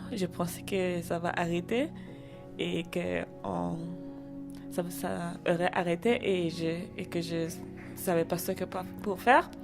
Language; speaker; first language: French; non-native, learner; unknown